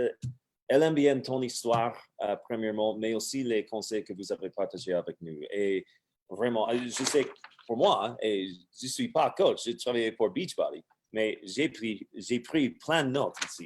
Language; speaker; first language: French; non-native, fluent; English